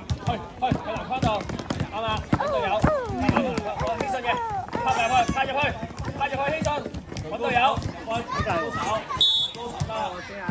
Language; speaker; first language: Cantonese; native; Cantonese